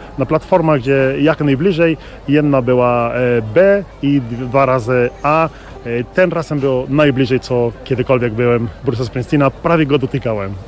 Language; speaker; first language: Polish; non-native, fluent; Spanish